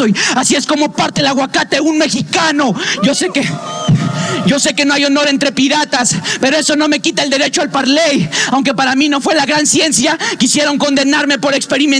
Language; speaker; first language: Spanish; native; Spanish